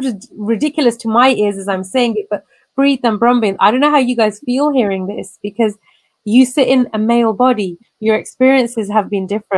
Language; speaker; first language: English; native; English